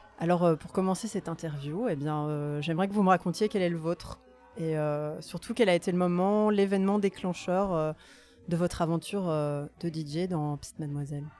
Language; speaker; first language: French; native; French